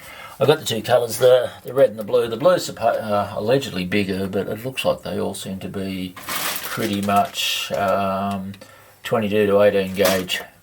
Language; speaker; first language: English; native; English